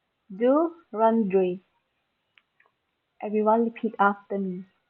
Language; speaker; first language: English; non-native, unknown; Thai